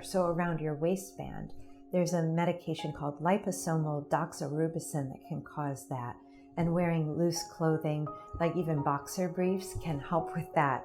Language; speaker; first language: English; native; English